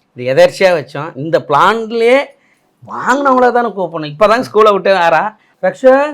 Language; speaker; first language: Tamil; native; Tamil